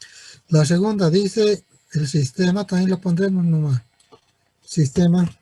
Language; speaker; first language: Spanish; native; Spanish